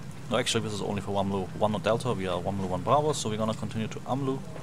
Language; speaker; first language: English; non-native, fluent; German